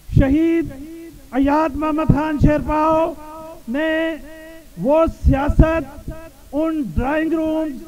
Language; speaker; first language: Urdu; non-native, local second language; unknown